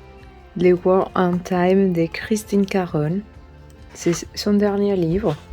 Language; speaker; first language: French; non-native, learner; Spanish